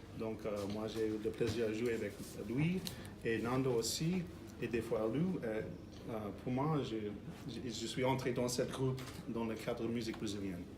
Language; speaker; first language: French; non-native, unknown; English